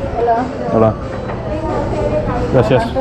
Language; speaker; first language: Spanish; non-native, learner; English